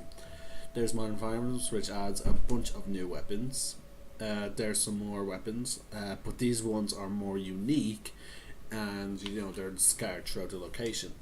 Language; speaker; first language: English; native; English